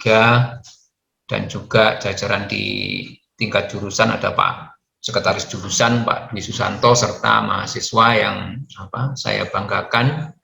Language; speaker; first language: Malay; native; Malay